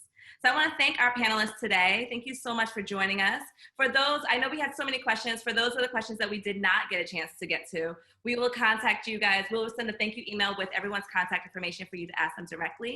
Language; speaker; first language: English; native; English